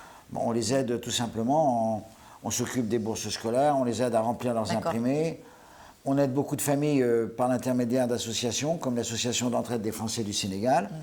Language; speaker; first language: French; native; French